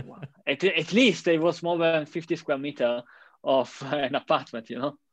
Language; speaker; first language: English; non-native, fluent; Italian